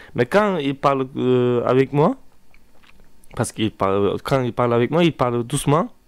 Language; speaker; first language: French; non-native, fluent; Turkish